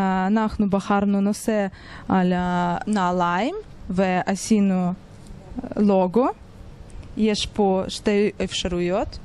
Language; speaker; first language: Hebrew; non-native, learner; Russian